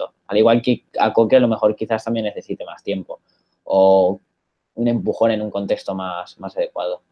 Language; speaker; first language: Spanish; native; Spanish